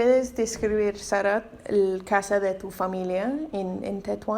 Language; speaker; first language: Spanish; non-native, learner; English